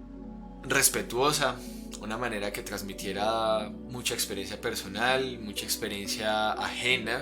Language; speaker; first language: Spanish; native; Spanish